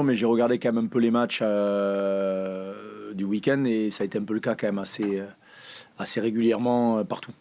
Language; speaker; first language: French; native; French